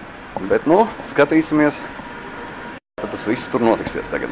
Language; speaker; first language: Latvian; native; Latvian